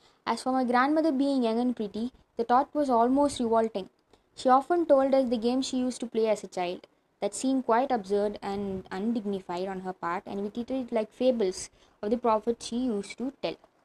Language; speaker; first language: English; non-native, local second language; Tamil